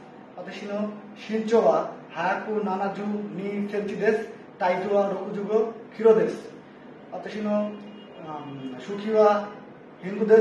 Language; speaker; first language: Japanese; non-native, learner; Bangla